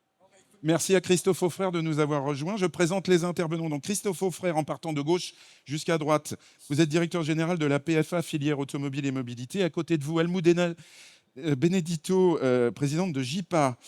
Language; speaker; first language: French; native; French